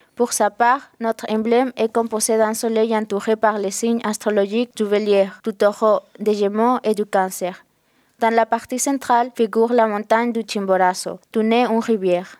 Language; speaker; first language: French; non-native, fluent; Spanish